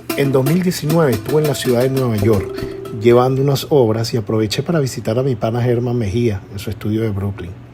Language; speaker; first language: Spanish; native; Spanish